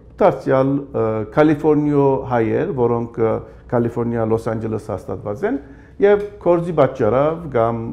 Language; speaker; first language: Armenian; native; Armenian